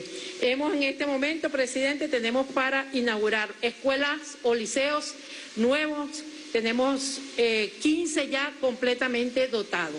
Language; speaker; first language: Spanish; native; Spanish